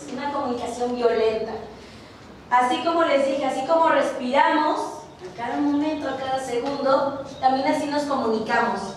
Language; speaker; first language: Spanish; native; Spanish